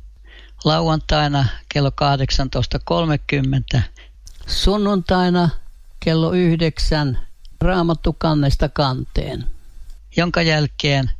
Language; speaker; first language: Finnish; native; Finnish